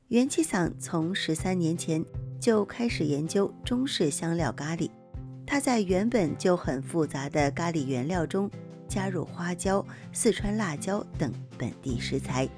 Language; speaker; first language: Chinese; native; Chinese